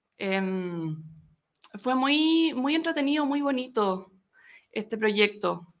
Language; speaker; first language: Spanish; native; Spanish